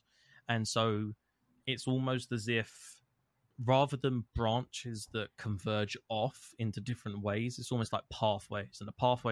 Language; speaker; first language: English; native; English